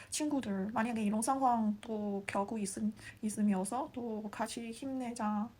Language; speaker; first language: Korean; non-native, learner; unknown